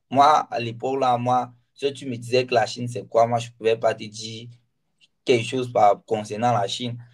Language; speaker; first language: French; non-native, local second language; Ghomala